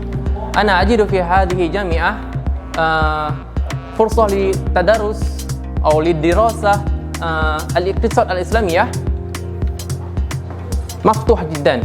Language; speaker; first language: Arabic; non-native, learner; Indonesian